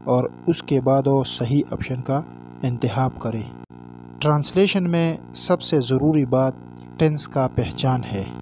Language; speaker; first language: Urdu; non-native, local second language; Pashto